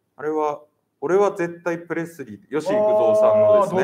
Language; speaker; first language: Japanese; native; Japanese